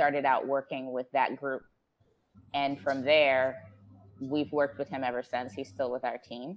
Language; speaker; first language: English; native; English